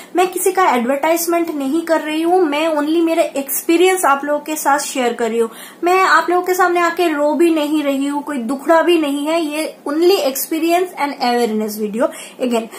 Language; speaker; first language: Hindi; non-native, local second language; Bangla